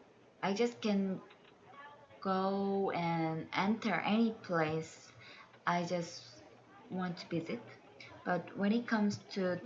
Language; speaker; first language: English; non-native, learner; Korean